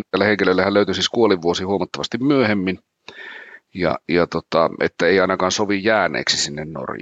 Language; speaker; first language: Finnish; native; Finnish